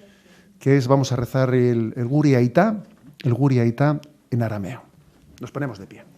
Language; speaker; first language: Spanish; native; Spanish